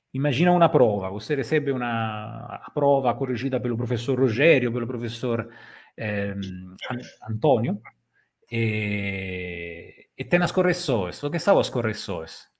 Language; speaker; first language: Portuguese; non-native, fluent; Italian